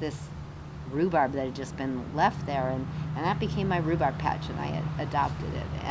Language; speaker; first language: English; native; English